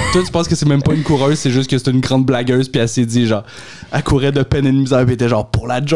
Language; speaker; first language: French; native; French